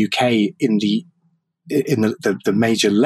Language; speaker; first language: English; native; English